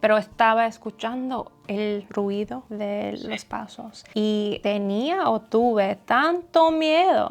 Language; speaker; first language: Spanish; non-native, learner; English